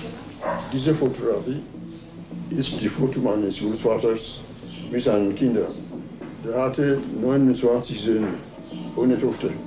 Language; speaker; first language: German; non-native, learner; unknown